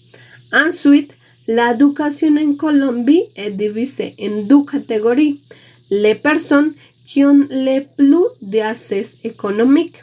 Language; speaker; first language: French; non-native, learner; Spanish